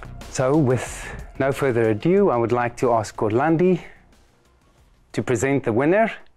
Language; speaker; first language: English; non-native, local second language; Afrikaans